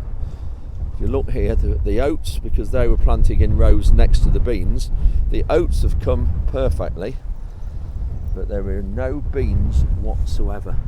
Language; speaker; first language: English; native; English